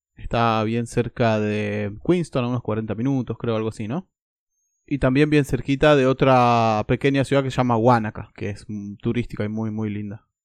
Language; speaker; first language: Spanish; native; Spanish